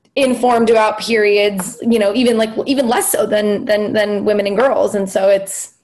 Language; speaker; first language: English; native; English